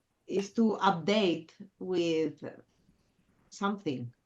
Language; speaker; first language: English; non-native, fluent; Spanish